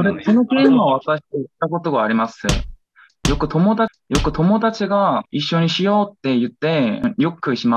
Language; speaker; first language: Japanese; non-native, learner; Korean